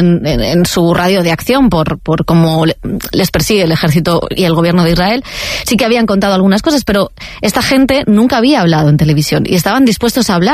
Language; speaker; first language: Spanish; native; Spanish